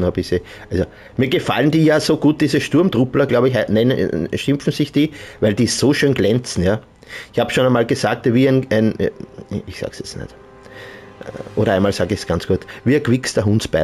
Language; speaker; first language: German; native; German